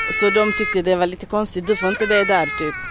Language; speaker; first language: Swedish; early bilingual, other home language; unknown